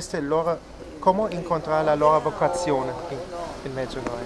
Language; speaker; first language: Italian; non-native, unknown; Croatian